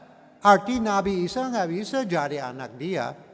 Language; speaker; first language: Indonesian; non-native, learner; English